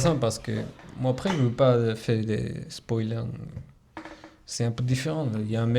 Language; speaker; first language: French; non-native, fluent; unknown